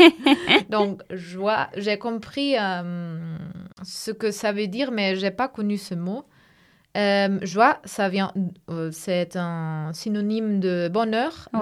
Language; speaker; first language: French; non-native, fluent; German